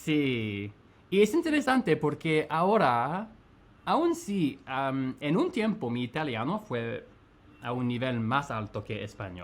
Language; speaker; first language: Spanish; non-native, fluent; English